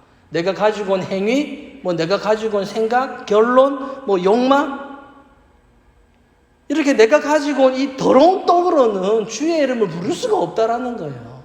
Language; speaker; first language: Korean; native; Korean